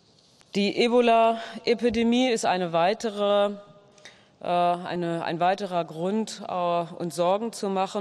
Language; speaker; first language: German; native; German